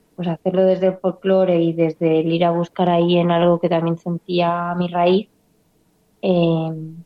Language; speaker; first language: Spanish; native; Spanish